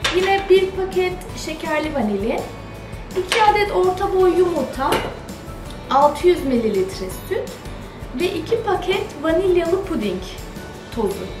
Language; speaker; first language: Turkish; early bilingual, heritage; Turkish